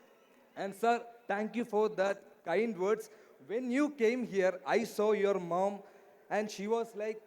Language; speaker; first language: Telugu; non-native, learner; Malayalam